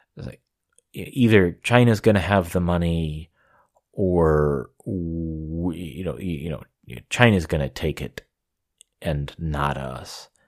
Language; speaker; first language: English; native; English